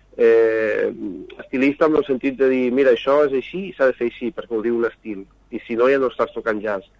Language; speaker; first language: Catalan; native; Catalan